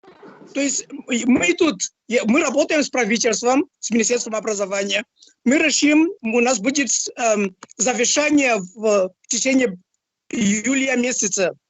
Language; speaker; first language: Russian; non-native, fluent; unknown